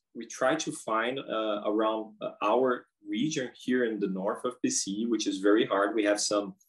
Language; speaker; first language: English; non-native, fluent; Portuguese